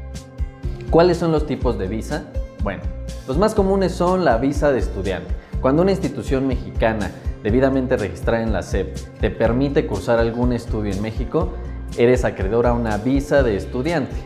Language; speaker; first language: Spanish; native; Spanish